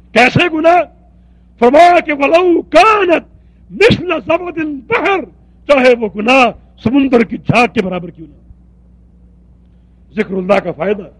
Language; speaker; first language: Urdu; native; Urdu